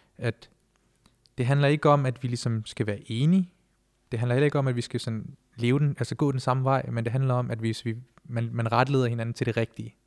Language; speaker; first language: Danish; early bilingual, other home language; Punjabi